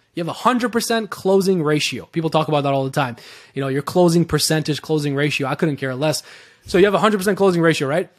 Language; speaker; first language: English; early bilingual, other home language; Persian